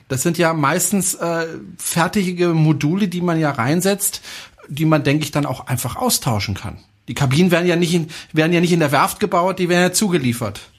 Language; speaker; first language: German; non-native, fluent; French